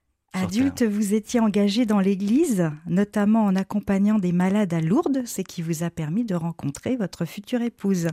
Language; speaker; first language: French; native; French